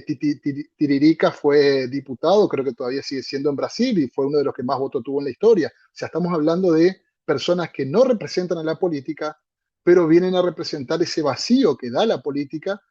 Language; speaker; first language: Spanish; native; Spanish